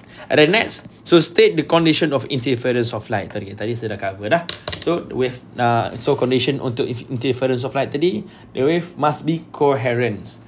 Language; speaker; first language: English; non-native, local second language; Malay